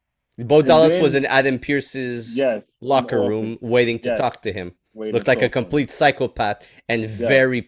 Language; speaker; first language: English; native; English